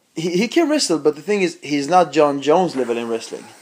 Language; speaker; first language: English; non-native, fluent; Swedish